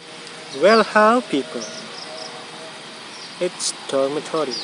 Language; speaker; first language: English; non-native, learner; Indonesian